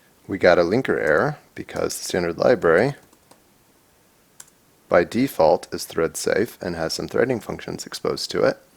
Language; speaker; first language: English; native; English